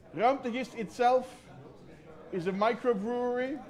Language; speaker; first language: English; non-native, fluent; Dutch